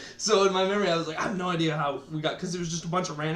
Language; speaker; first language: English; native; English